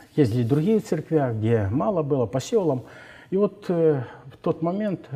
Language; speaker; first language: Russian; non-native, local second language; Ukrainian